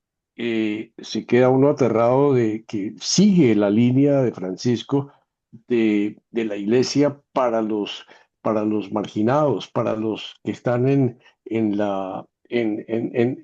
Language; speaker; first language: Spanish; native; Spanish